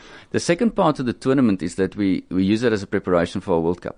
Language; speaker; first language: English; non-native, local second language; Afrikaans